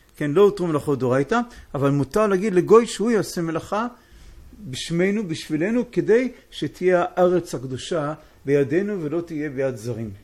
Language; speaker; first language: Hebrew; native; Hebrew